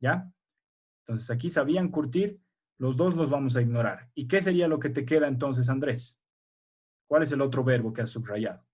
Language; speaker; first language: Spanish; native; Spanish